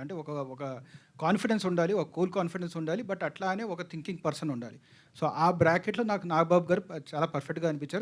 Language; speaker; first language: Telugu; native; Telugu